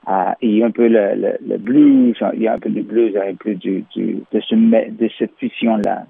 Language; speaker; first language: French; non-native, fluent; Spanish